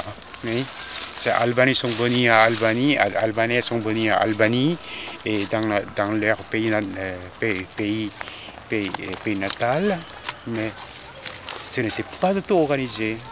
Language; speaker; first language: French; non-native, fluent; Korean